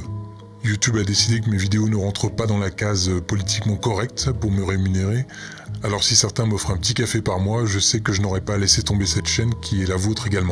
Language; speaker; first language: French; native; French